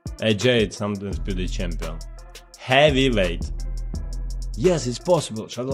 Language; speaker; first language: English; non-native, learner; Ukrainian